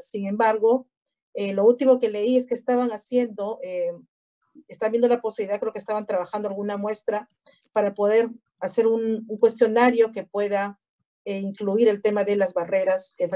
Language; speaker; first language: Spanish; native; Spanish